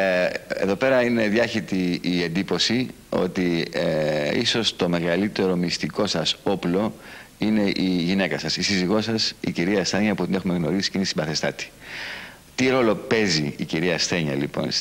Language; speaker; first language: Greek; native; Greek